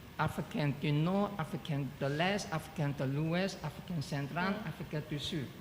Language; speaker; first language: French; non-native, learner; Chinese